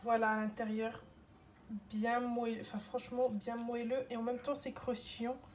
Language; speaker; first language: French; non-native, local second language; Arabic